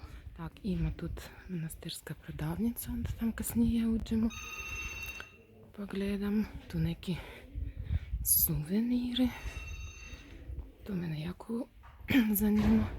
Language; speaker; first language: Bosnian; non-native, learner; Russian